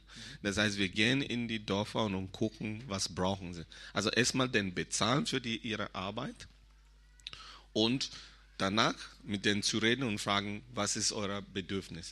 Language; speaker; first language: German; non-native, fluent; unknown